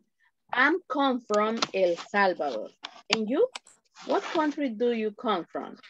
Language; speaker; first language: English; non-native, fluent; Spanish